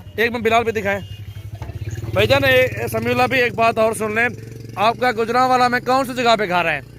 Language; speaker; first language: Urdu; non-native, local second language; Saraiki